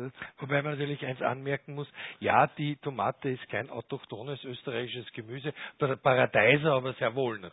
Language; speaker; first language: German; native; German